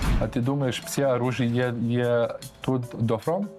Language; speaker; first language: Ukrainian; non-native, learner; Lithuanian